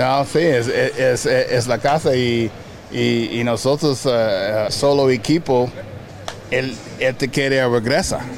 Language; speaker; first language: Spanish; non-native, learner; English